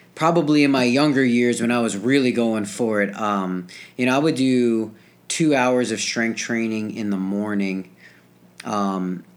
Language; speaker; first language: English; native; English